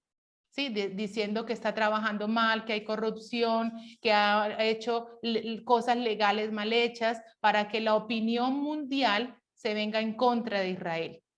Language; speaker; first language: Spanish; native; Spanish